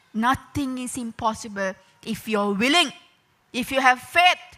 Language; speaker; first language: English; non-native, local second language; Sinhala